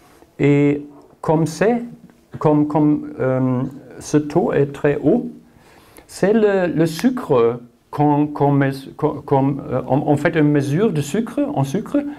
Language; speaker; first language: French; non-native, learner; German